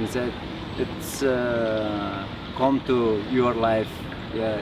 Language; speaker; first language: English; non-native, learner; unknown